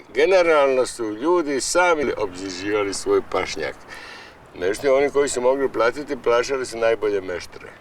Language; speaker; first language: Croatian; native; Croatian